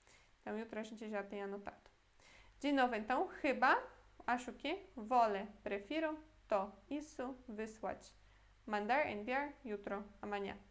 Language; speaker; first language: Portuguese; non-native, fluent; Polish